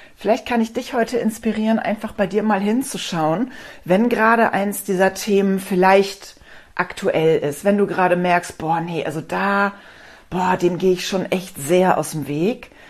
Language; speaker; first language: German; native; German